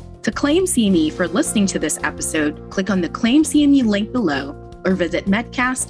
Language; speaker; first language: English; non-native, local second language; Filipino